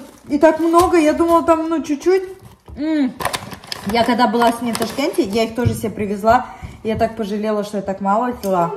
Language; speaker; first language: Russian; native; Russian